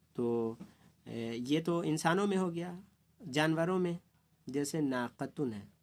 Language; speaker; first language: Urdu; native; Urdu